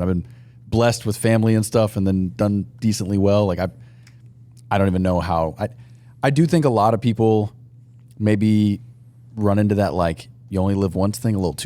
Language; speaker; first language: English; native; English